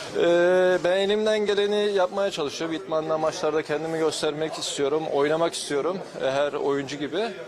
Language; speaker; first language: Turkish; early bilingual, heritage; Turkish